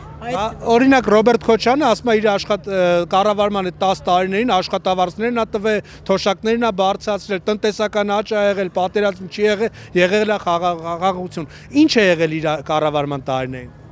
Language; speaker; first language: Armenian; native; Armenian